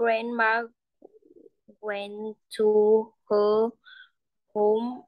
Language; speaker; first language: English; non-native, learner; Vietnamese